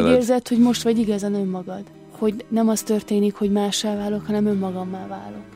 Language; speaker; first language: Hungarian; native; Hungarian